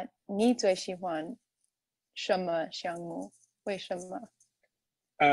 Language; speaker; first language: Chinese; non-native, learner; English